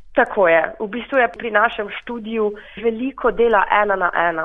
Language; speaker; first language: Slovenian; native; Slovenian